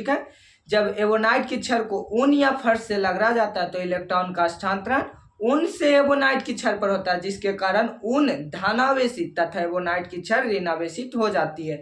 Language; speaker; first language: Hindi; native; Hindi